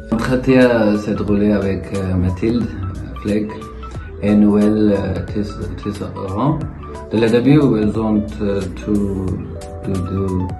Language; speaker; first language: French; non-native, fluent; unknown